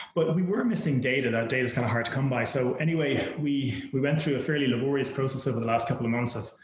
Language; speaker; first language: English; native; English